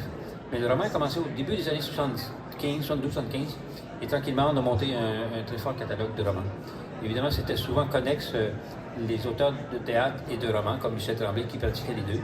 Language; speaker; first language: French; native; French